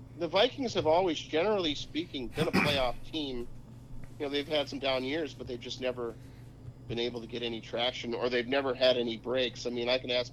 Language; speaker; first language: English; native; English